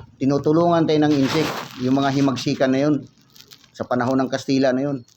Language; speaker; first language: Filipino; native; Filipino